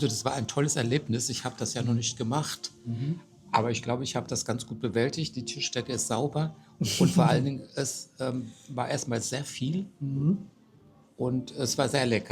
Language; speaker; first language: German; native; German